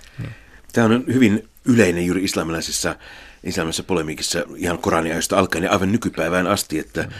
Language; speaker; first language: Finnish; native; Finnish